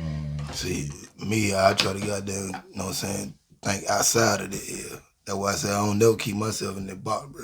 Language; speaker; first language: English; native; English